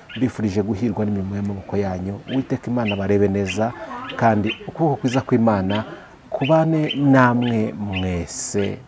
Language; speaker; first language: Kinyarwanda; native; Kinyarwanda